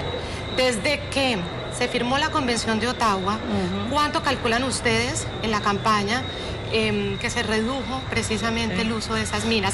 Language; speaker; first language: Spanish; native; Spanish